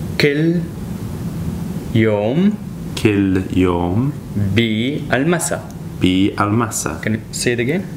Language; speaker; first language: Arabic; non-native, learner; English